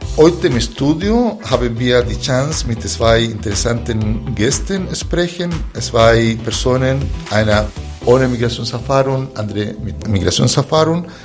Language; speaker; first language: German; non-native, fluent; Spanish